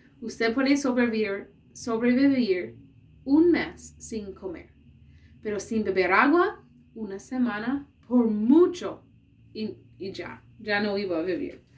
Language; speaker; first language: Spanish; non-native, learner; English